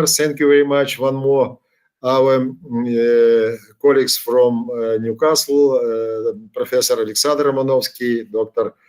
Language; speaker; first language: English; non-native, learner; Ukrainian